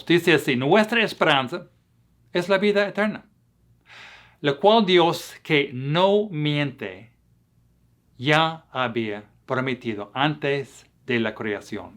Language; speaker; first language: Spanish; non-native, fluent; English